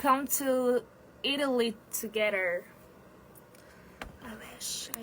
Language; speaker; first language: English; non-native, learner; Korean